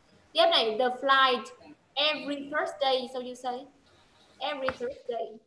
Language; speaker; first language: English; non-native, fluent; Vietnamese